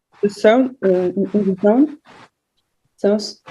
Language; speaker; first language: English; non-native, learner; French